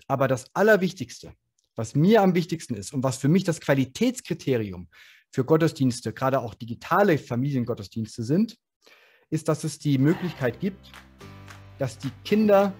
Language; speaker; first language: German; native; German